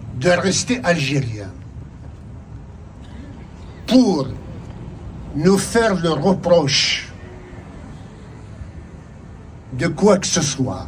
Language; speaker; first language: French; non-native, local second language; Kabyle